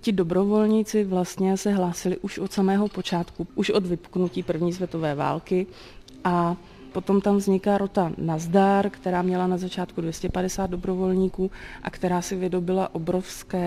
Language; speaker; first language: Czech; native; Czech